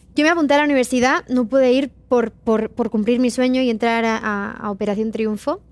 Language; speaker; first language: Spanish; native; Spanish